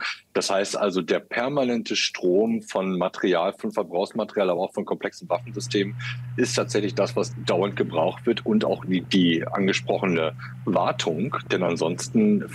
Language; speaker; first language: German; native; German